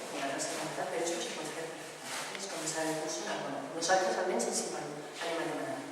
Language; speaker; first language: Catalan; non-native, local second language; Spanish